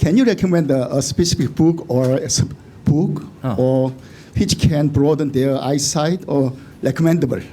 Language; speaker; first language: English; non-native, learner; Korean